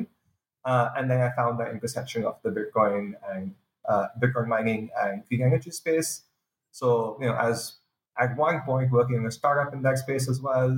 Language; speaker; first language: English; non-native, local second language; Urdu